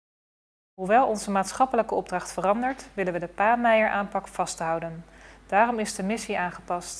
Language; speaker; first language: Dutch; native; Dutch